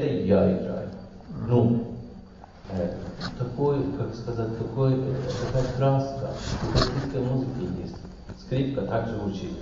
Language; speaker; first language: Russian; non-native, learner; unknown